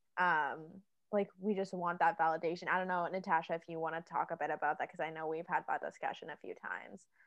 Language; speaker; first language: English; native; English